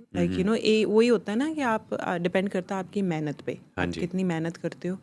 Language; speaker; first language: Hindi; non-native, local second language; Punjabi